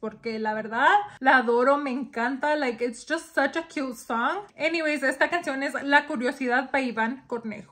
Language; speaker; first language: Spanish; early bilingual, heritage; Spanish